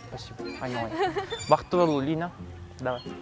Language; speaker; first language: Russian; non-native, local second language; Kazakh